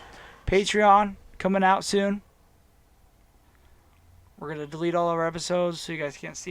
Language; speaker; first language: English; native; English